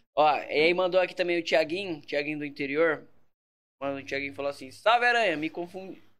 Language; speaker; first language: Portuguese; native; Portuguese